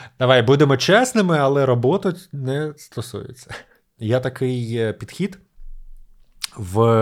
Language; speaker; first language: Ukrainian; native; Ukrainian